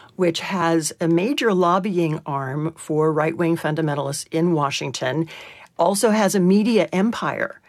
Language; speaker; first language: English; native; English